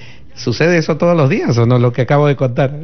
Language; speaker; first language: Spanish; native; Spanish